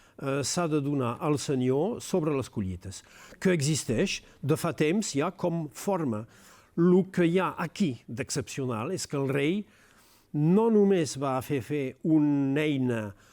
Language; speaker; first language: Catalan; non-native, local second language; French